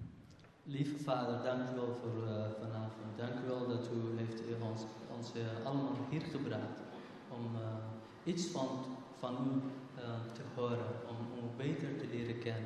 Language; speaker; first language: Dutch; non-native, fluent; Kurdish